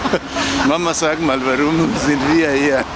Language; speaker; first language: German; non-native, fluent; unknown